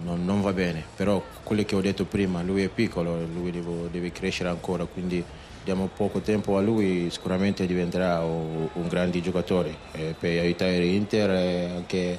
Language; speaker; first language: Italian; non-native, fluent; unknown